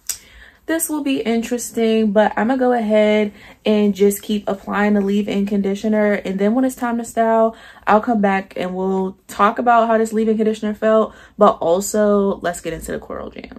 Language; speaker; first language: English; native; English